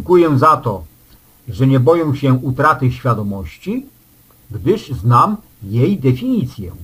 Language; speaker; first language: Polish; native; Polish